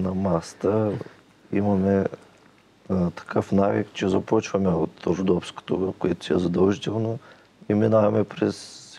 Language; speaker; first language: Bulgarian; native; Bulgarian